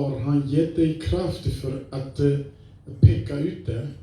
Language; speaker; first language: Swedish; non-native, fluent; French